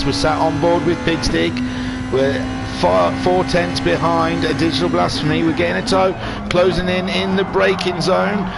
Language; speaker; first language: English; native; English